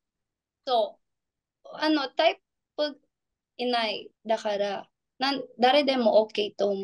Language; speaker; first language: Japanese; non-native, learner; Filipino